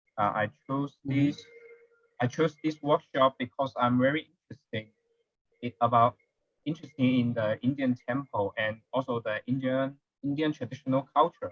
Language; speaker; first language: English; non-native, learner; Chinese